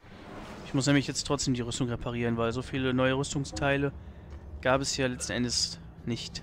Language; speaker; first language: German; native; German